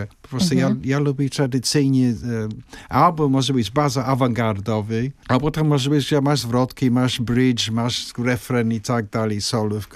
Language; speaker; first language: Polish; non-native, fluent; English